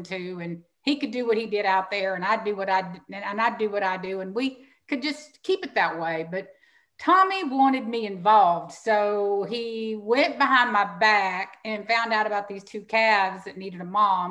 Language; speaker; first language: English; native; English